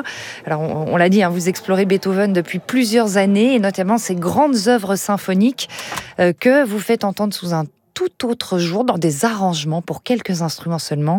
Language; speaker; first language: French; native; French